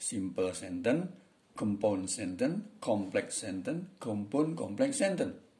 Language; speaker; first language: English; non-native, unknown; Indonesian